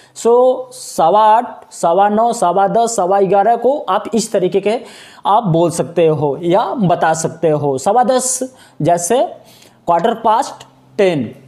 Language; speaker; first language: Hindi; native; Hindi